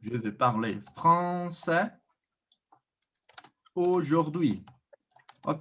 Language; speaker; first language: French; non-native, fluent; Portuguese